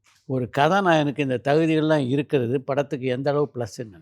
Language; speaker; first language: Tamil; native; Tamil